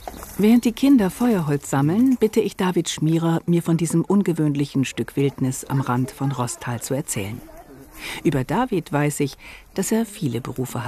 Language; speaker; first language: German; native; German